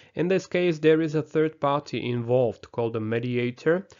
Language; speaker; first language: English; non-native, fluent; Slovak